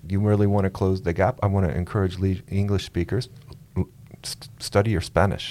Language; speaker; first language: English; native; English